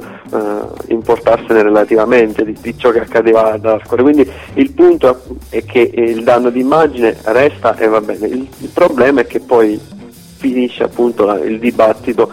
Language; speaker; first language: Italian; native; Italian